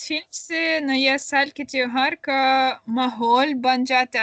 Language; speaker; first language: Hindi; non-native, learner; Russian